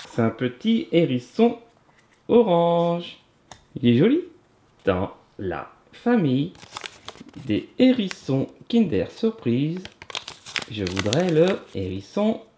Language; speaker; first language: French; native; French